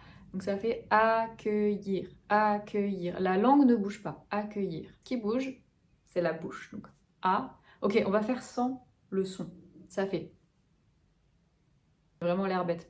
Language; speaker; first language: French; native; French